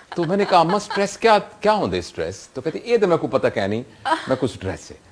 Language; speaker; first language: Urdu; non-native, local second language; Punjabi